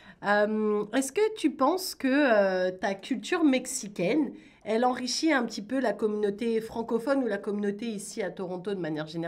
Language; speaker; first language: French; native; French